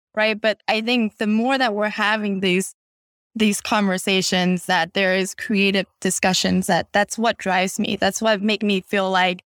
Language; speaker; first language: English; non-native, fluent; Chinese